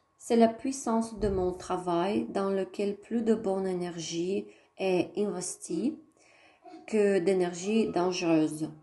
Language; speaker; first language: French; non-native, fluent; Russian